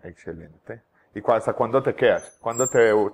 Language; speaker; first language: Spanish; native; Spanish